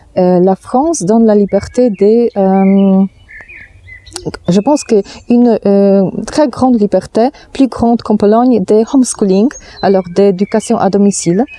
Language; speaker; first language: French; non-native, fluent; Polish